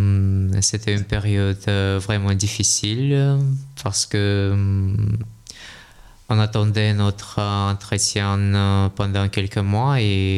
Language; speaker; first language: French; non-native, fluent; Russian